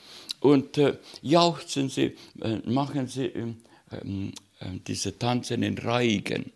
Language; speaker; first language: German; non-native, learner; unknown